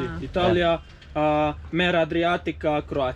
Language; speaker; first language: Spanish; non-native, learner; Croatian